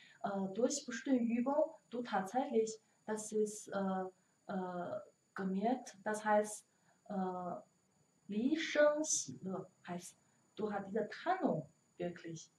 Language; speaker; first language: German; non-native, learner; Chinese